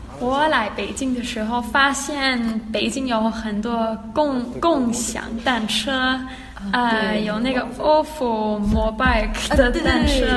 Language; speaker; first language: Chinese; non-native, learner; Danish